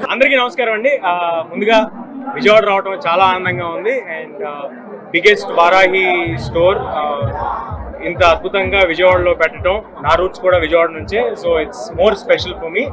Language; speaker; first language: Telugu; native; Telugu